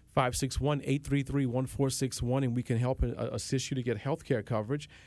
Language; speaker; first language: English; native; English